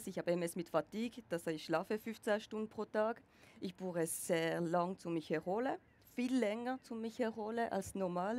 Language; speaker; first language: German; non-native, local second language; French